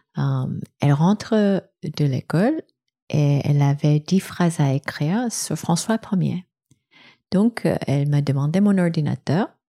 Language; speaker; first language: French; non-native, fluent; Korean